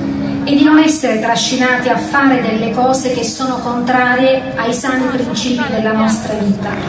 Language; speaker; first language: Italian; native; Italian